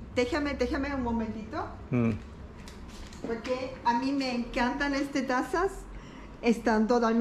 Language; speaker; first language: Spanish; non-native, learner; German